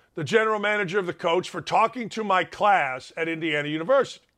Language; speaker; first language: English; early bilingual, other home language; Serbian